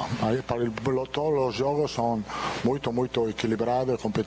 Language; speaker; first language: Portuguese; non-native, fluent; Italian